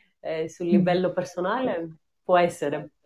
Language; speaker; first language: Italian; non-native, fluent; Greek